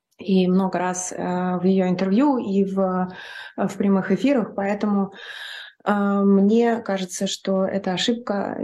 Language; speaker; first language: Russian; native; Russian